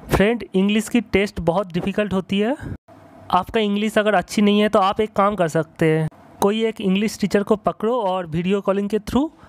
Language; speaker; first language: Hindi; non-native, local second language; Bangla